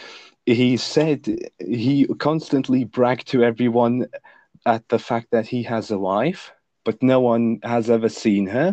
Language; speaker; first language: English; non-native, fluent; Lithuanian